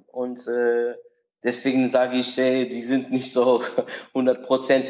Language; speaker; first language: German; non-native, learner; Portuguese